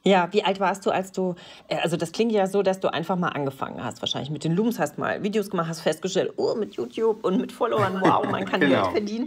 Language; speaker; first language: German; native; German